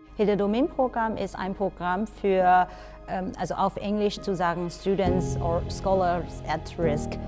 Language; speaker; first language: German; non-native, fluent; Burmese